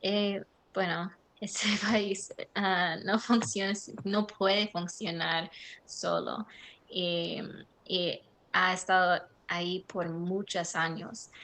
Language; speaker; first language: Spanish; non-native, learner; English